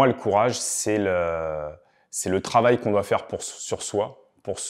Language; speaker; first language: French; native; French